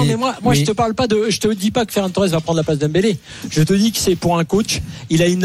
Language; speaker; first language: French; native; French